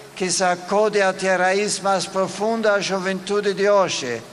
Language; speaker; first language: Portuguese; non-native, fluent; German